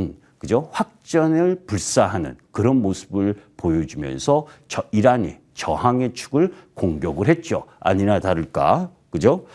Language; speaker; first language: Korean; native; Korean